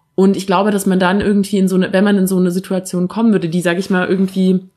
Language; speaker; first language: German; native; German